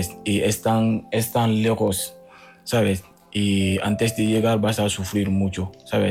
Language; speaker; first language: Spanish; non-native, learner; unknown